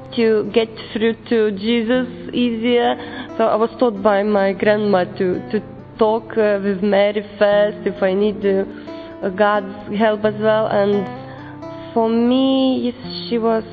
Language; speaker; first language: English; non-native, learner; Lithuanian